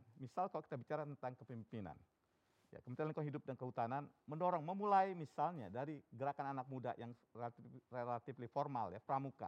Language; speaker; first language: Indonesian; native; Indonesian